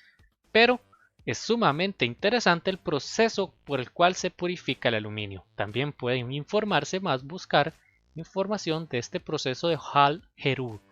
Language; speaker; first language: Spanish; native; Spanish